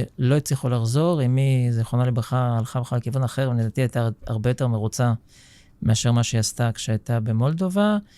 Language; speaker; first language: Hebrew; early bilingual, other home language; Russian